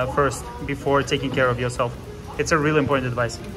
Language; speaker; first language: English; non-native, fluent; Russian